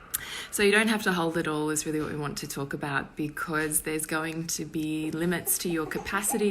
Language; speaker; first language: English; native; English